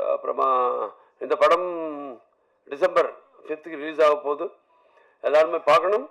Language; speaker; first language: Tamil; non-native, learner; Telugu